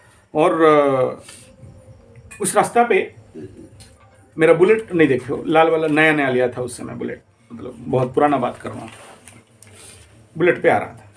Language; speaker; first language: Hindi; non-native, local second language; Odia